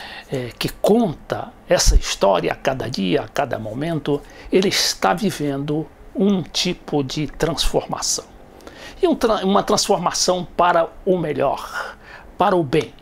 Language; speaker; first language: Portuguese; native; Portuguese